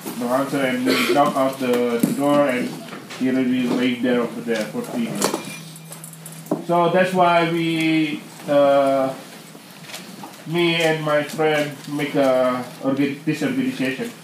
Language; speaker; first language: English; non-native, learner; Indonesian